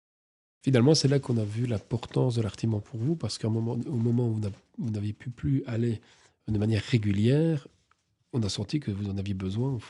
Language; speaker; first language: French; native; French